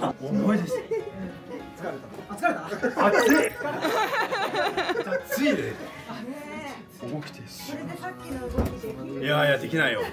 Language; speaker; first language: Japanese; non-native, fluent; French